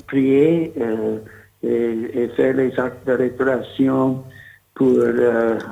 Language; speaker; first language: French; non-native, learner; English